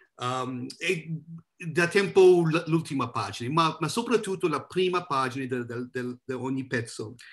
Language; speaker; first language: Italian; non-native, learner; English